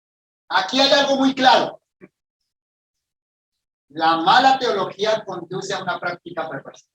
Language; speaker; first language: Spanish; native; Spanish